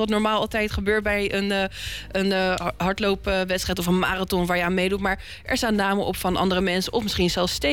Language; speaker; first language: Dutch; native; Dutch